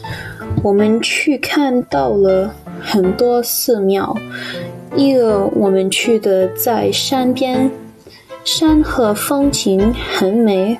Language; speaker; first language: Chinese; non-native, learner; English